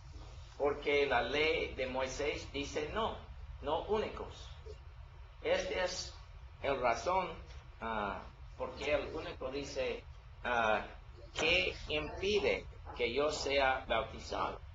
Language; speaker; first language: Spanish; non-native, learner; English